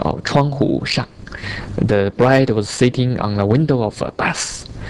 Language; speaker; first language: English; non-native, fluent; Chinese